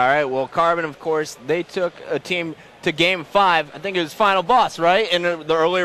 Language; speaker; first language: English; native; English